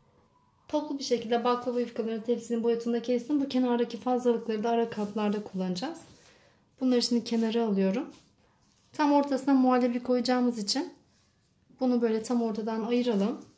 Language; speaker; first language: Turkish; native; Turkish